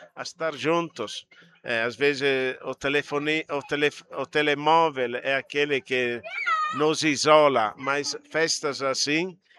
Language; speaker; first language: Portuguese; non-native, fluent; Italian